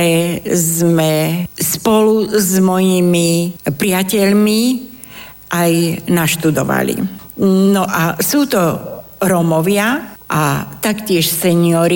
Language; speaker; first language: Slovak; non-native, local second language; Romany